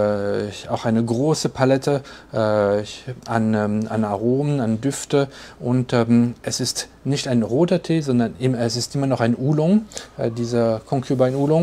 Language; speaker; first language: German; non-native, fluent; French